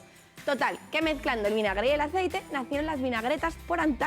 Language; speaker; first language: Spanish; native; Spanish